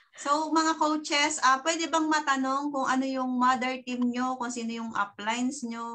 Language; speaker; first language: Filipino; native; Filipino